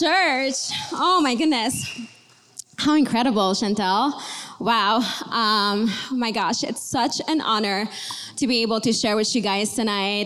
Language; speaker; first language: English; native; English